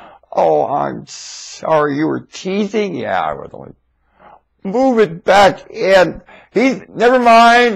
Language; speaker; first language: English; native; English